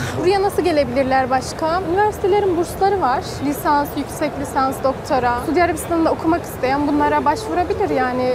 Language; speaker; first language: Turkish; native; Turkish